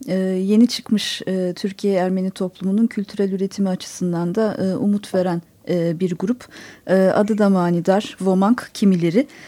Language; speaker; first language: Turkish; native; Turkish